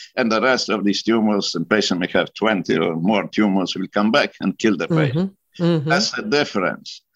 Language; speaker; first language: English; non-native, fluent; Polish